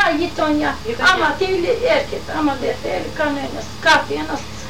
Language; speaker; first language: Greek; non-native, local second language; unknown